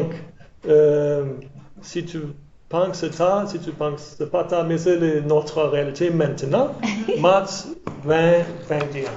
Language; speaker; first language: French; non-native, learner; English